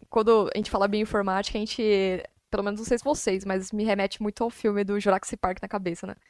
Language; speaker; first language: Portuguese; native; Portuguese